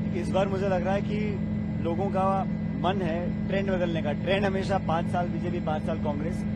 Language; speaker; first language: Hindi; native; Hindi